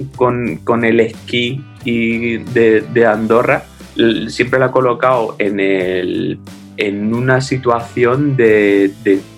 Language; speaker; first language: Spanish; native; Spanish